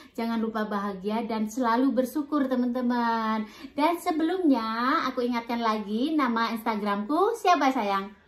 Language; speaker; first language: Indonesian; native; Indonesian